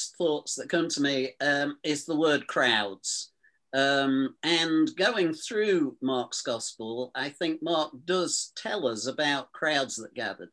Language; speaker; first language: English; native; English